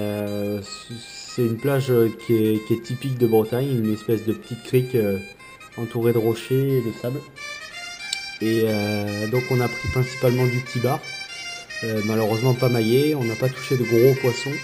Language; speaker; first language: French; native; French